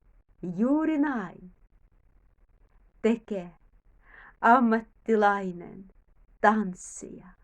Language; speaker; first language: Finnish; non-native, learner; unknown